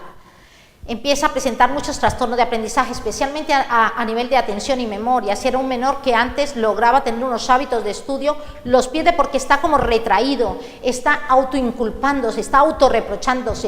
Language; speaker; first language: Spanish; native; Spanish